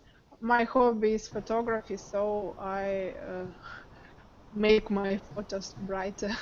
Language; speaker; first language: English; non-native, learner; Russian